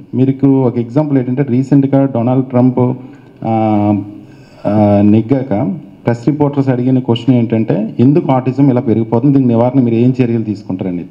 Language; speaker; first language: Telugu; native; Telugu